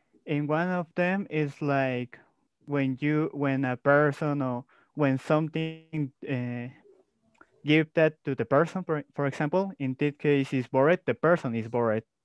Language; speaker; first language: English; non-native, learner; Spanish